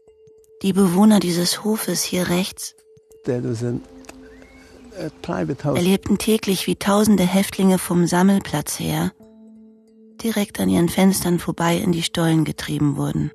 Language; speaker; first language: German; native; German